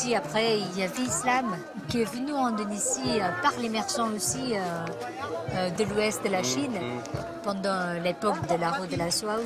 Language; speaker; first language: French; non-native, fluent; Indonesian